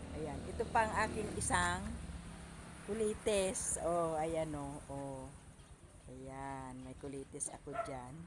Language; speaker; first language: Filipino; non-native, local second language; Iloko